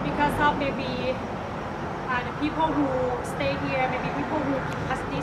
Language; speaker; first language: English; non-native, learner; Thai